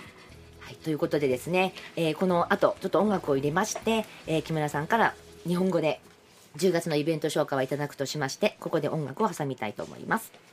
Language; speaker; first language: Japanese; native; Japanese